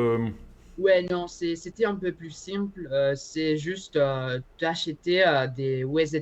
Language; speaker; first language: French; non-native, learner; Spanish